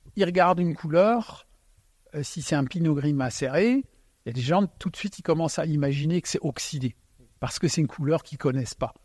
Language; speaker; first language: French; non-native, local second language; Swiss German